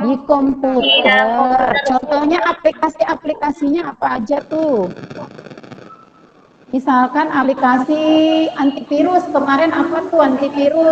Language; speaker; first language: Indonesian; native; Indonesian